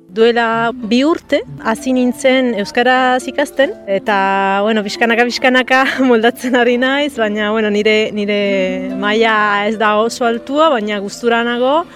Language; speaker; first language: Basque; non-native, learner; Italian